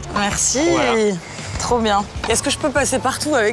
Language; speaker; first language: French; native; French